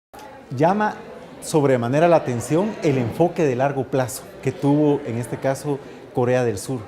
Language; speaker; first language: Spanish; native; Spanish